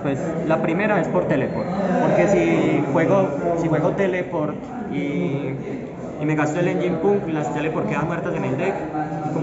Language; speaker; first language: Spanish; native; Spanish